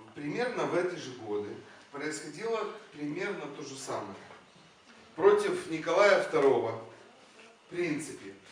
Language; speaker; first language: Russian; non-native, local second language; Ukrainian